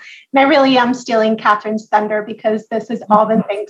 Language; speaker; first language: English; native; English